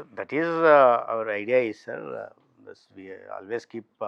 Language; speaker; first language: English; non-native, local second language; Telugu